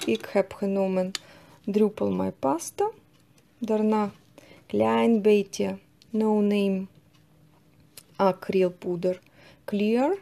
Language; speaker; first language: Dutch; non-native, learner; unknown